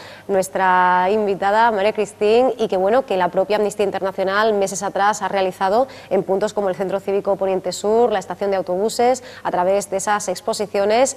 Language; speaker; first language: Spanish; native; Spanish